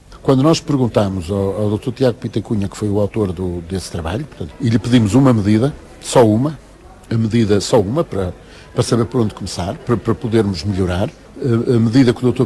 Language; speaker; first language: Portuguese; native; Portuguese